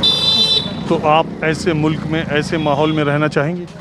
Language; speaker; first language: Hindi; native; Hindi